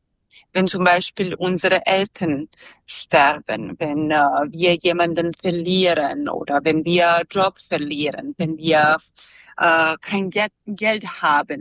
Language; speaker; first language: German; non-native, learner; Serbian